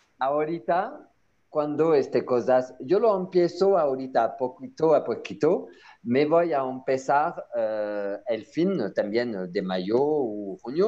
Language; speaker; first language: Spanish; non-native, learner; French